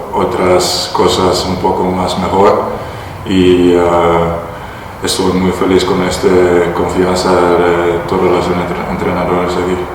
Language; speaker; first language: Spanish; non-native, learner; Dutch